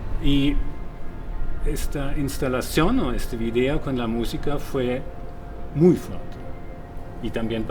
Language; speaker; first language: Spanish; non-native, fluent; German